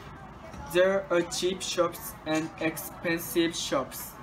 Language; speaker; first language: English; non-native, learner; Japanese